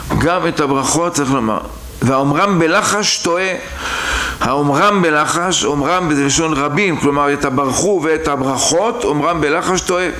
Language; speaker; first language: Hebrew; native; Hebrew